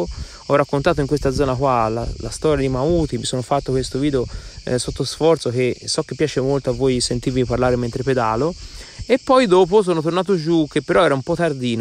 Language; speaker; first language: Italian; native; Italian